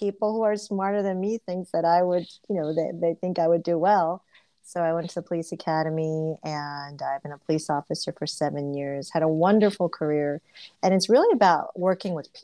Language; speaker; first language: English; early bilingual, other home language; Korean